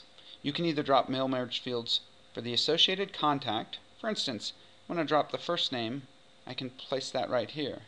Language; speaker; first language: English; native; English